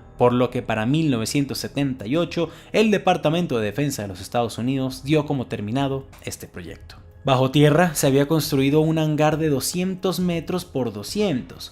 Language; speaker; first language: Spanish; native; Spanish